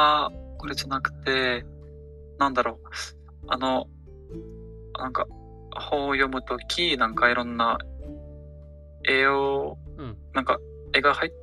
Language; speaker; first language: Japanese; non-native, fluent; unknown